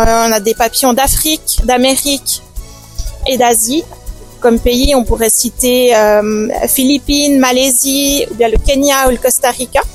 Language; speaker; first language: French; native; French